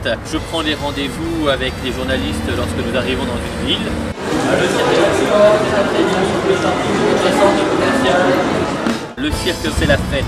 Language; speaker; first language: French; native; French